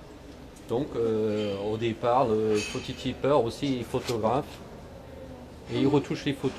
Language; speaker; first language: French; native; French